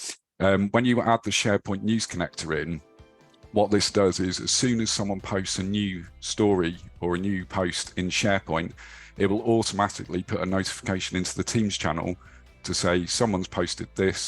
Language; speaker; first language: English; native; English